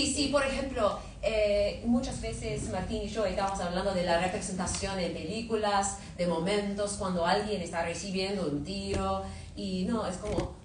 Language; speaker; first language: Spanish; non-native, fluent; English